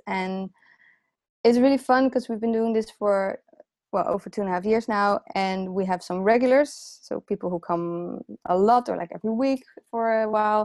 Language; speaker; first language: English; non-native, fluent; Dutch